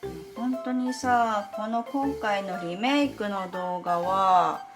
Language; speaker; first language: Japanese; native; Japanese